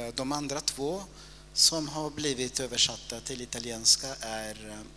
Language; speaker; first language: Swedish; non-native, fluent; Italian